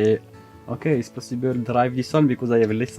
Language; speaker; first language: English; non-native, learner; French